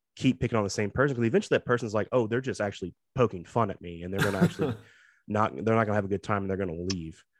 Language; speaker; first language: English; native; English